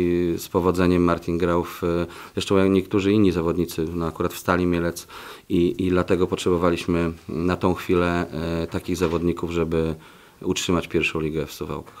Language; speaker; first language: Polish; native; Polish